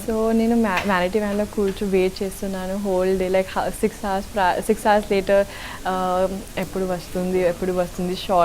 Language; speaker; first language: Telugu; non-native, local second language; Urdu